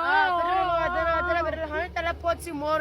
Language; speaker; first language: Nepali; non-native, local second language; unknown